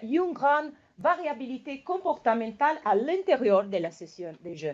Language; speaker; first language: French; non-native, fluent; Italian